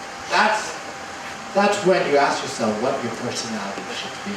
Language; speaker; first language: English; early bilingual, other home language; Thai